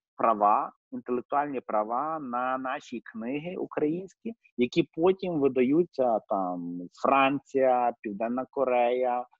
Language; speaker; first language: Ukrainian; native; Ukrainian